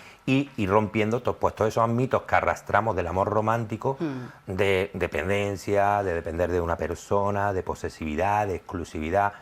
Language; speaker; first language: Spanish; native; Spanish